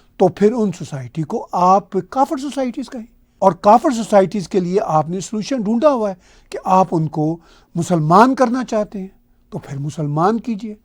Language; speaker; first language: Urdu; non-native, local second language; Punjabi